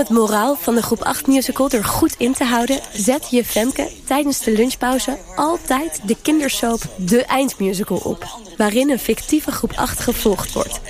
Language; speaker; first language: Dutch; native; Dutch